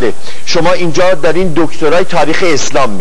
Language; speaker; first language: Persian; native; Persian